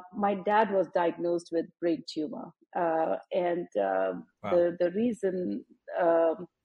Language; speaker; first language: English; non-native, local second language; Hindi